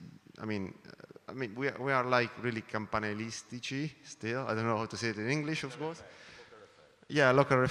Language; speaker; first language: English; non-native, fluent; Italian